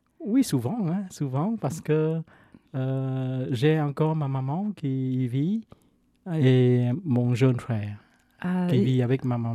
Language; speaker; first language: French; non-native, fluent; Vietnamese